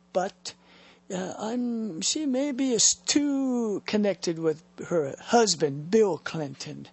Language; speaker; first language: English; native; English